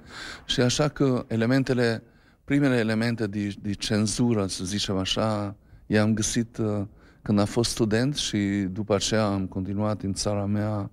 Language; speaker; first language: Romanian; non-native, fluent; Albanian